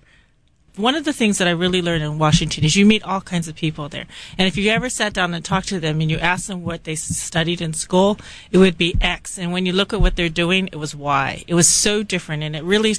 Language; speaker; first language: English; native; English